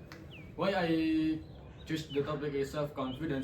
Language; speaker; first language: English; non-native, learner; Indonesian